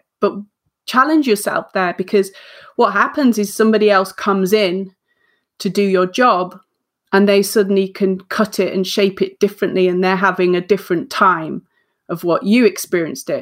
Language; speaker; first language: English; native; English